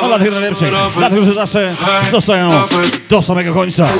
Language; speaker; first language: Polish; native; Polish